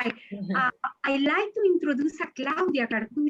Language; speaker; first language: English; non-native, learner; Spanish